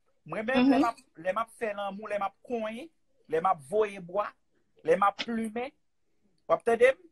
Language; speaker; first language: French; non-native, learner; Haitian Creole